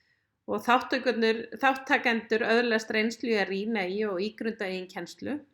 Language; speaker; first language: Icelandic; native; Icelandic